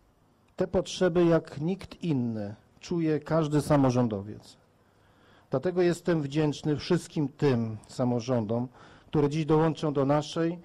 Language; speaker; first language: Polish; native; Polish